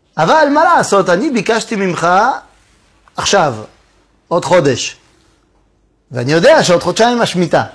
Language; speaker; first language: Hebrew; non-native, fluent; French